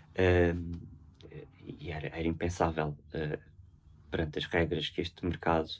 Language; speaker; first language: Portuguese; native; Portuguese